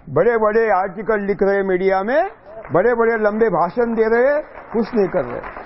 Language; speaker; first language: Hindi; non-native, local second language; Marathi